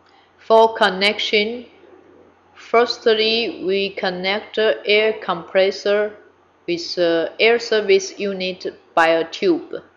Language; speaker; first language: English; non-native, fluent; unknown